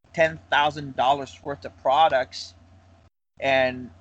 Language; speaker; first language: English; non-native, local second language; Filipino